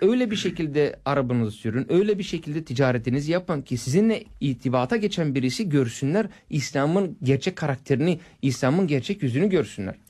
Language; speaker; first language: Turkish; non-native, fluent; English